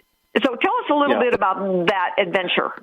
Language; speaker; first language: English; native; English